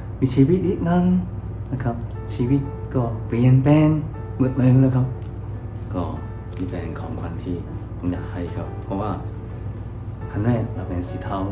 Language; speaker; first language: Thai; non-native, fluent; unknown